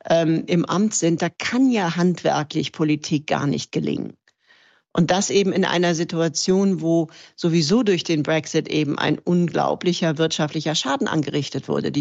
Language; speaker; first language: German; native; German